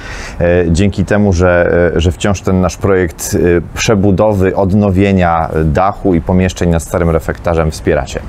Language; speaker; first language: Polish; native; Polish